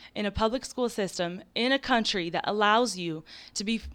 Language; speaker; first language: English; early bilingual, other home language; Ukrainian